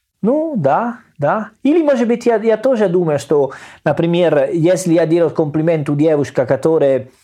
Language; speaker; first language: Russian; non-native, learner; Italian